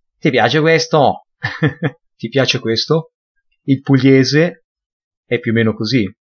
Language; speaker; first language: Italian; native; Italian